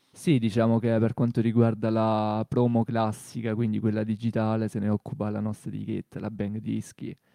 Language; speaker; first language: Italian; native; Italian